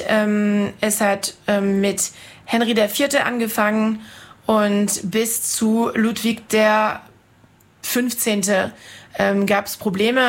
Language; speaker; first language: German; non-native, fluent; French